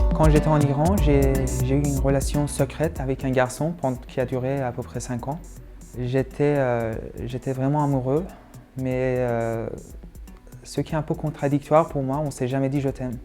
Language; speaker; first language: French; non-native, fluent; Persian